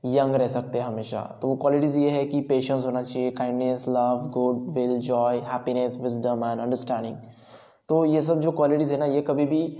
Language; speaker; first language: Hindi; non-native, local second language; Marathi